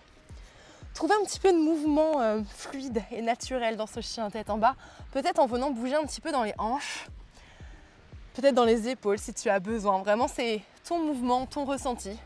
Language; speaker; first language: French; native; French